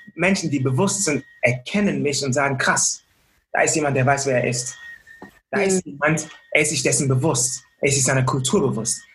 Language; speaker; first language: German; early bilingual, other home language; Akan